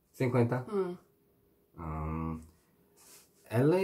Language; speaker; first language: Portuguese; non-native, learner; Korean